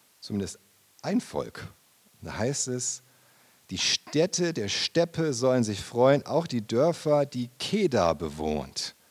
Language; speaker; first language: German; native; German